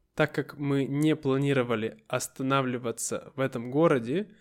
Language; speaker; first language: Russian; native; Russian